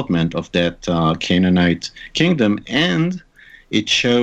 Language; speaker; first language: English; non-native, fluent; Hebrew